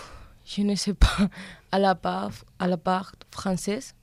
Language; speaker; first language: French; non-native, learner; Spanish